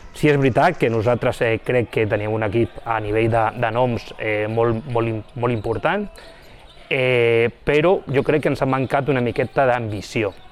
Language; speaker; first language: Catalan; non-native, local second language; Spanish